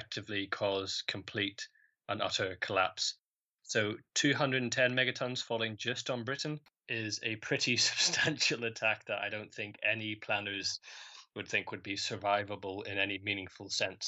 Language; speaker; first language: English; native; English